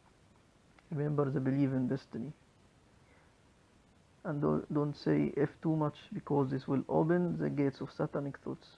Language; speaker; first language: English; non-native, local second language; Arabic